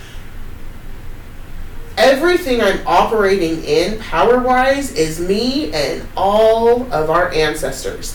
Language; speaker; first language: English; native; English